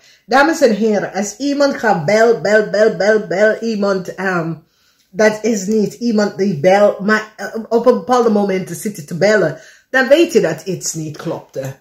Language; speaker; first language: Dutch; non-native, learner; English